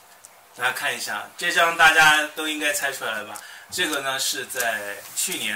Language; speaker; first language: Chinese; native; Chinese